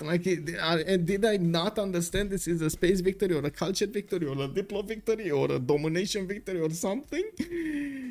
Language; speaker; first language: English; non-native, fluent; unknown